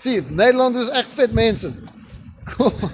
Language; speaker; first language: Dutch; non-native, learner; English